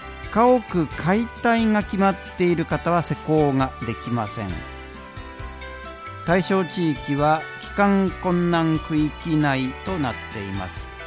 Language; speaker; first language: Japanese; native; Japanese